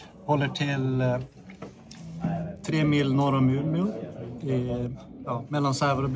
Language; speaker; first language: Swedish; native; Swedish